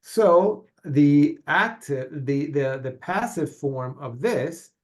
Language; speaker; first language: English; non-native, fluent; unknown